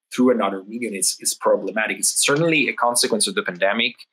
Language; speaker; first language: English; non-native, fluent; Italian